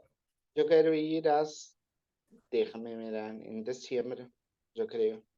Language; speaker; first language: Spanish; non-native, learner; Portuguese